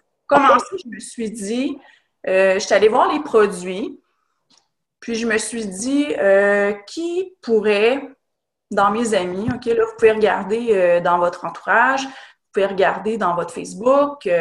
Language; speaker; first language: French; native; French